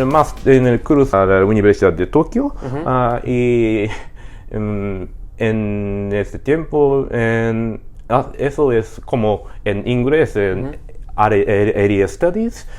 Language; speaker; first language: Spanish; non-native, learner; Japanese